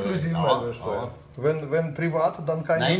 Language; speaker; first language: German; non-native, learner; Ukrainian